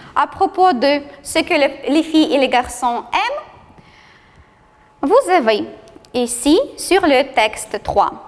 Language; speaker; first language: French; non-native, fluent; Ukrainian